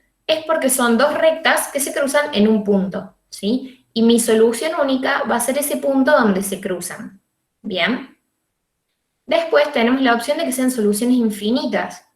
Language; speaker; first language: Spanish; native; Spanish